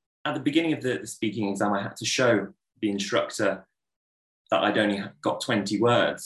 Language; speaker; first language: English; native; English